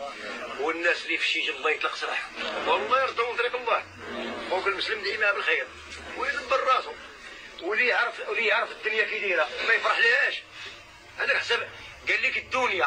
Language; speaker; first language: Arabic; native; Arabic